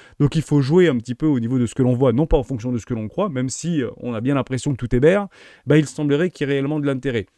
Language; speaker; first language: French; native; French